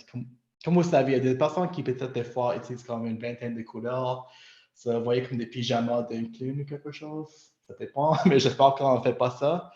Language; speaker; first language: French; non-native, local second language; English